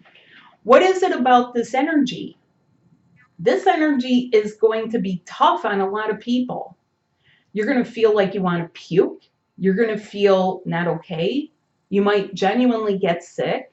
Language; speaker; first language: English; native; English